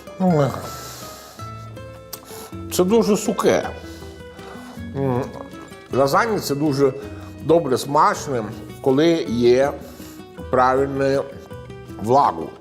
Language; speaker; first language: Ukrainian; non-native, learner; Italian